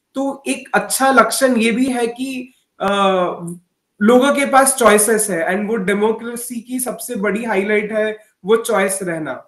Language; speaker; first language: Hindi; non-native, local second language; Odia